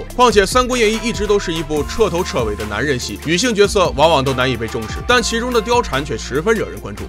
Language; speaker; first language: Chinese; native; Chinese